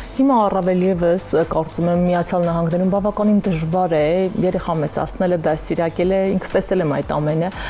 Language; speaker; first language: Armenian; native; Armenian